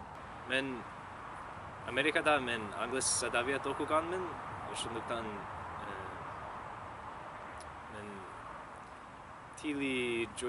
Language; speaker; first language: Kyrgyz; non-native, learner; English